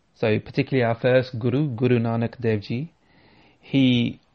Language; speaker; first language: English; native; English